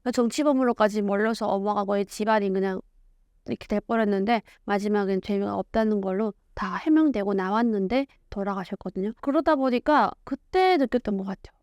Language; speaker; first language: Korean; native; Korean